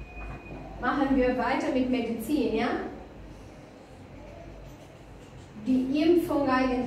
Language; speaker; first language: German; non-native, fluent; Albanian